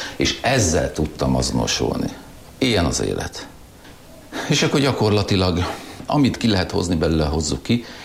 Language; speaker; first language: Hungarian; non-native, local second language; German